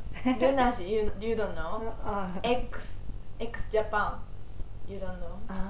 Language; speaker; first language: English; non-native, learner; Japanese